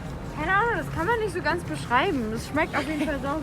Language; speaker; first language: German; native; German